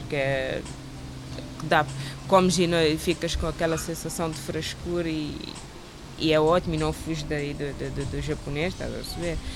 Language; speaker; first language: Portuguese; non-native, local second language; Kabuverdianu